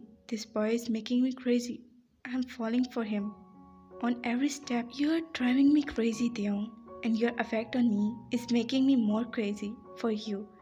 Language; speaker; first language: English; non-native, local second language; Urdu